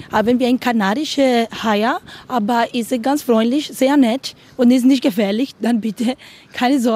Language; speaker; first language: German; non-native, learner; Spanish